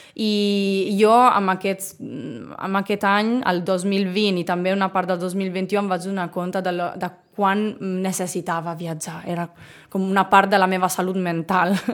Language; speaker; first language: Catalan; non-native, fluent; Italian